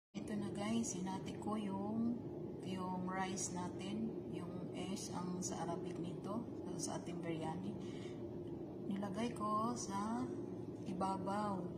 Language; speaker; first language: Filipino; non-native, local second language; Cebuano